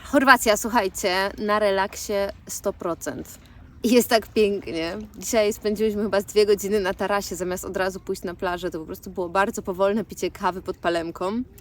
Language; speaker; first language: Polish; native; Polish